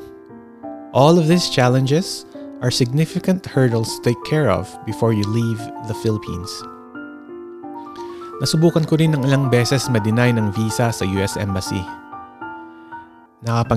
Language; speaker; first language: English; non-native, local second language; Filipino